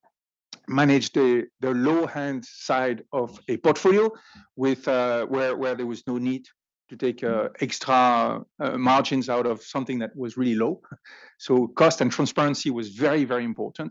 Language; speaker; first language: English; non-native, fluent; French